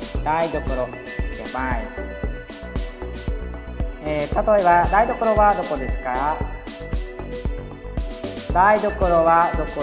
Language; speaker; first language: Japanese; non-native, fluent; Khmer